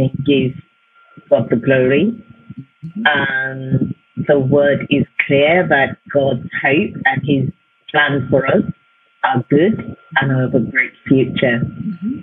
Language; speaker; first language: English; non-native, local second language; Yoruba